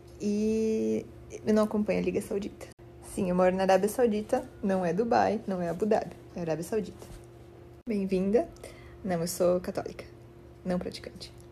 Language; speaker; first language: Portuguese; native; Portuguese